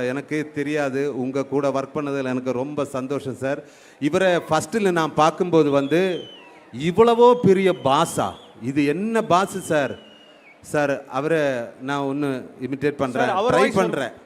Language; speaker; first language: Tamil; non-native, learner; Malayalam